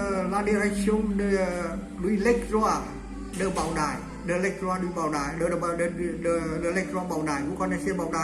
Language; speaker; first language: French; non-native, learner; Vietnamese